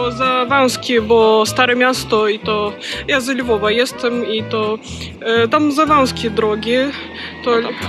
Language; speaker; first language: Polish; non-native, learner; Ukrainian